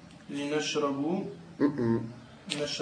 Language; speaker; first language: Arabic; non-native, learner; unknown